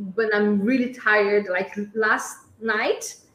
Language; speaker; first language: English; non-native, fluent; Portuguese